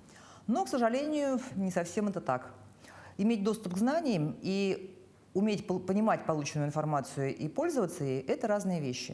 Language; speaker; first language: Russian; native; Russian